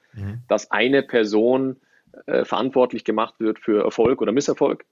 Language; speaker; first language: German; native; German